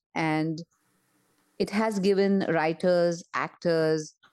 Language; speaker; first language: English; non-native, local second language; Marathi